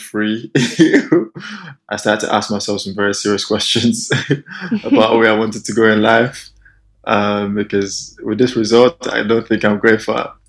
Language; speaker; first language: English; non-native, local second language; Yoruba